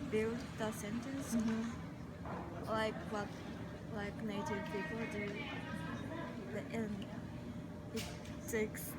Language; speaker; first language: English; non-native, learner; Japanese